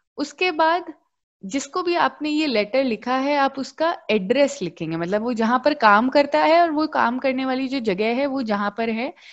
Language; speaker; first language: Hindi; native; Hindi